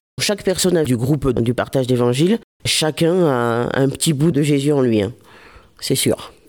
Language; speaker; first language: French; early bilingual, other home language; Lingala